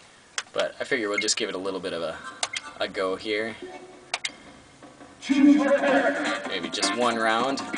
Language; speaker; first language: English; native; English